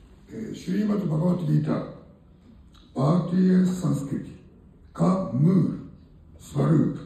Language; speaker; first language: Hindi; non-native, fluent; Japanese